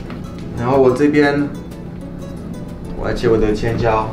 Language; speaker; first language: Chinese; non-native, fluent; French